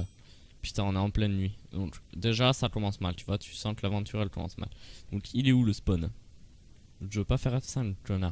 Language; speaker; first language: French; native; French